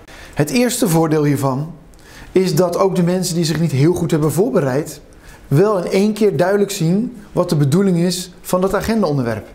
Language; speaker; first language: Dutch; native; Dutch